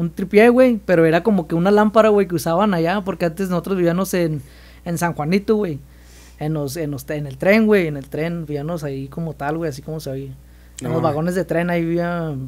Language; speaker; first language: Spanish; native; Spanish